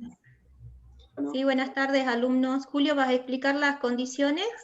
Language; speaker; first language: Spanish; native; Spanish